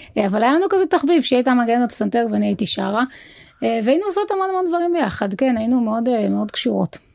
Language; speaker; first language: Hebrew; native; Hebrew